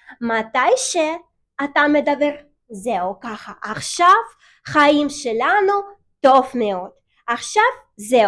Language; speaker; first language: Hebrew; non-native, learner; Russian